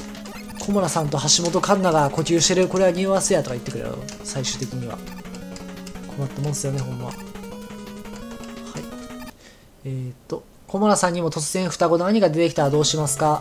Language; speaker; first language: Japanese; native; Japanese